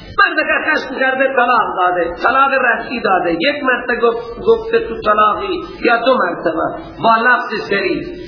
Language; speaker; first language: Persian; native; Persian